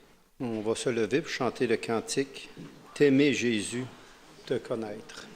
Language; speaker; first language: French; native; French